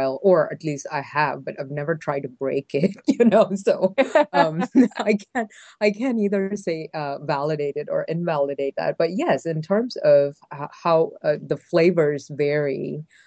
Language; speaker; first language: English; non-native, local second language; Tamil